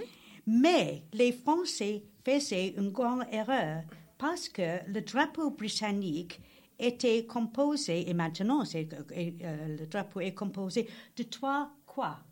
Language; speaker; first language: French; non-native, learner; English